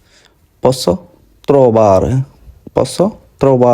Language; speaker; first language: Italian; non-native, learner; Bangla